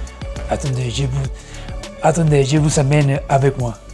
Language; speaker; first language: French; non-native, learner; Spanish